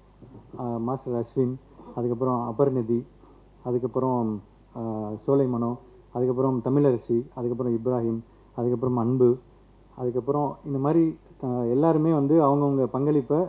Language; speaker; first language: Tamil; native; Tamil